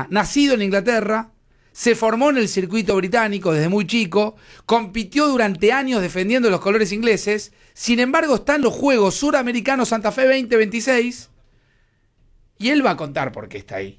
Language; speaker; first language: Spanish; native; Spanish